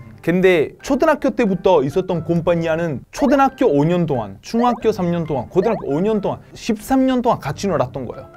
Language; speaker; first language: Korean; non-native, fluent; Italian